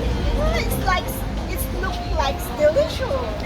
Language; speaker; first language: English; non-native, learner; Filipino